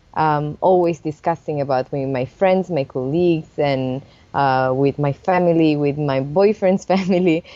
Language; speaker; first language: English; non-native, fluent; Italian